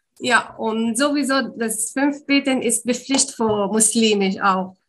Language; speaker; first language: German; non-native, learner; Arabic